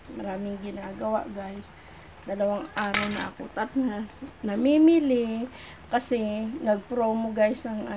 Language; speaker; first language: Filipino; non-native, local second language; Bikol